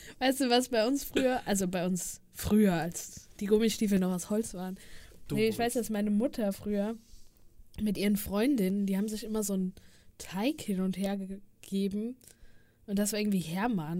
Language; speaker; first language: German; native; German